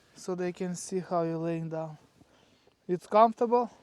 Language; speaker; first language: English; non-native, fluent; Russian